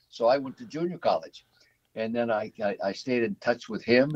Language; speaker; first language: English; native; English